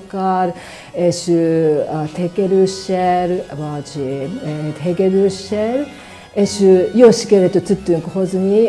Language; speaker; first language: Hungarian; non-native, learner; Japanese